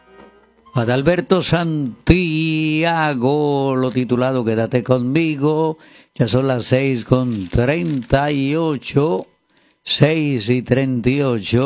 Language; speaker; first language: Spanish; native; Spanish